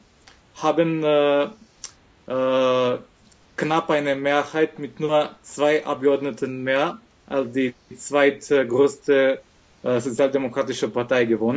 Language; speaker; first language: German; non-native, fluent; Macedonian